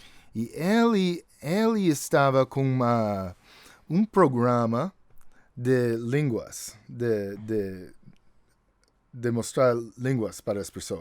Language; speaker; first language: Portuguese; non-native, fluent; English